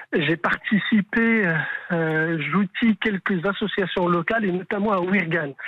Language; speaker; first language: French; non-native, local second language; Arabic